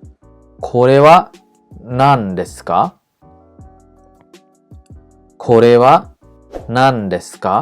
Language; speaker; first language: Japanese; non-native, fluent; Khmer